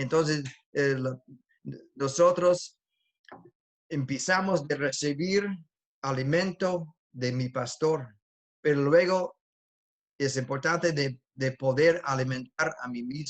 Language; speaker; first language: Spanish; non-native, fluent; English